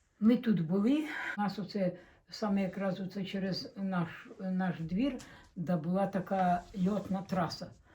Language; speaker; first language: Ukrainian; native; Ukrainian